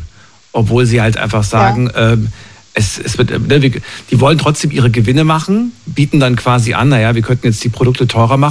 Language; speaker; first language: German; native; German